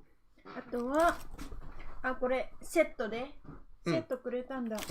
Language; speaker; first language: Japanese; non-native, learner; Vietnamese